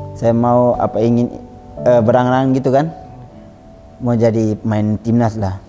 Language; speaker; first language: Indonesian; native; Indonesian